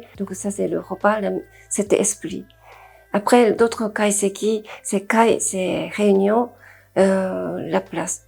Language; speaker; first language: French; non-native, fluent; Japanese